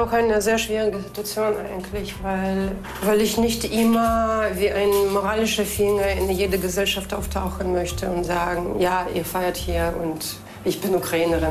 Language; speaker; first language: German; non-native, fluent; Russian